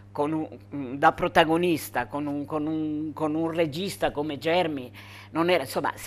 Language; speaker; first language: Italian; native; Italian